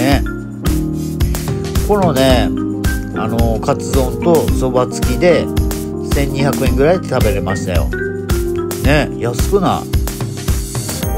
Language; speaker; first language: Japanese; native; Japanese